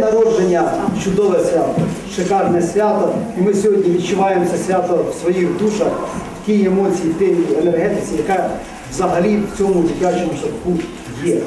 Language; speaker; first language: Ukrainian; native; Ukrainian